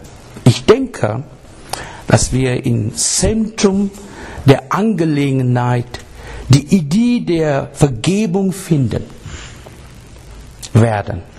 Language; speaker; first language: German; non-native, learner; English